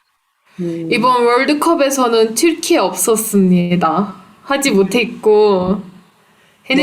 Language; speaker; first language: Korean; non-native, fluent; Turkish